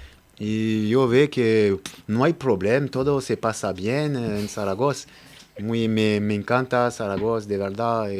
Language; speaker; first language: Spanish; non-native, learner; French